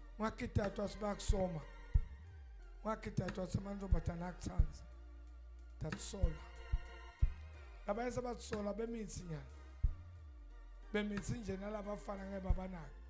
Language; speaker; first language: Zulu; non-native, local second language; Swati